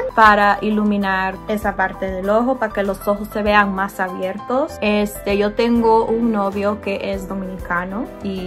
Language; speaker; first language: Spanish; early bilingual, heritage; Spanish